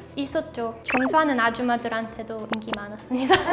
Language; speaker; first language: Korean; non-native, fluent; English